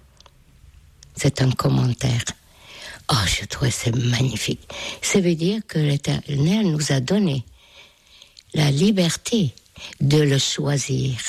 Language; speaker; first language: French; non-native, fluent; Hungarian